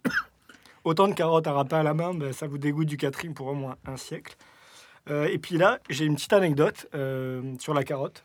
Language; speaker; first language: French; native; French